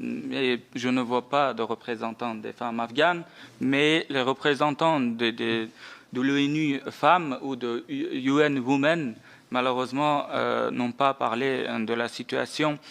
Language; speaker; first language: French; non-native, fluent; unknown